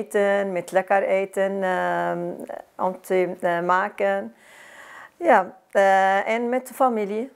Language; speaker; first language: Dutch; non-native, learner; Arabic